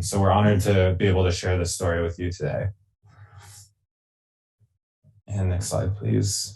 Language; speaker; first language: English; native; English